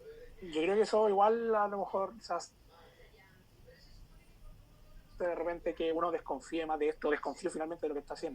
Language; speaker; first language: Spanish; native; Spanish